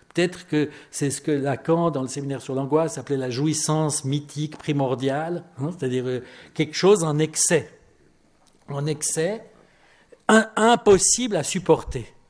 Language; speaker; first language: French; native; French